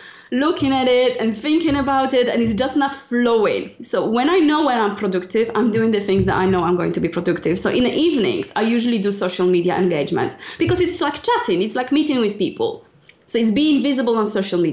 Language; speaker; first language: English; non-native, fluent; Polish